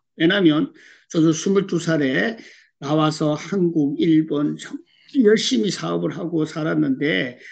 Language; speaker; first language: Korean; early bilingual, heritage; Korean